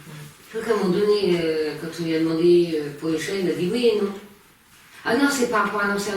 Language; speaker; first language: French; native; French